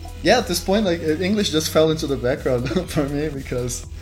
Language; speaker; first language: English; non-native, fluent; Portuguese